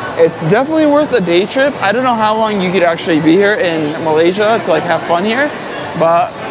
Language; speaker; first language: English; native; English